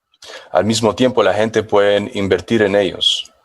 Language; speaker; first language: Spanish; non-native, fluent; English